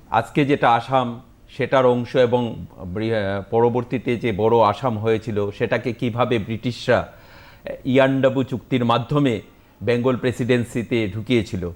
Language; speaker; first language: Bangla; native; Bangla